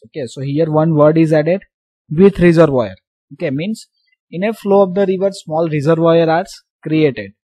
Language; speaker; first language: English; non-native, local second language; Gujarati